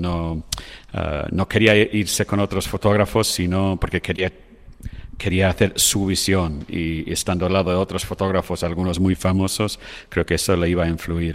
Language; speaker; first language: Spanish; non-native, fluent; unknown